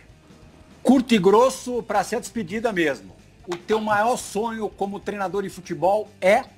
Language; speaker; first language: Portuguese; native; Portuguese